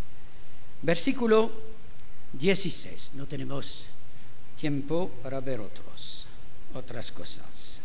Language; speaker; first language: Spanish; non-native, fluent; French